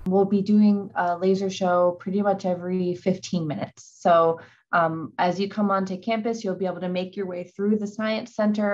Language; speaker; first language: English; native; English